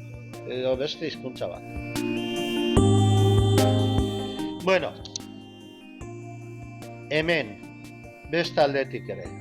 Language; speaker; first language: Basque; native; Basque